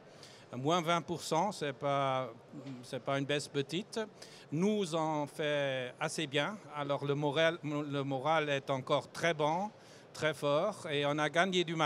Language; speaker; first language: French; non-native, fluent; German